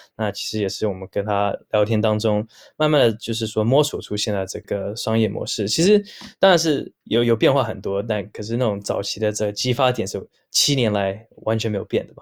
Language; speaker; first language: Chinese; early bilingual, heritage; Chinese